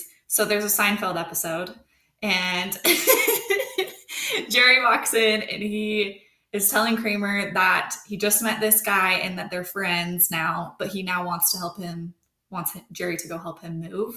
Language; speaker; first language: English; native; English